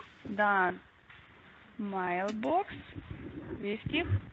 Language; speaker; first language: German; non-native, learner; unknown